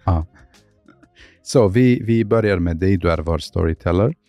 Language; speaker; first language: Swedish; non-native, fluent; Arabic